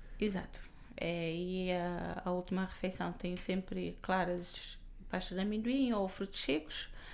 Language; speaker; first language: Portuguese; non-native, local second language; Kabuverdianu